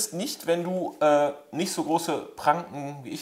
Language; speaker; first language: German; native; German